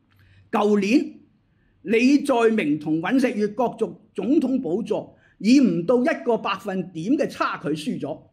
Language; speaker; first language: Chinese; native; Chinese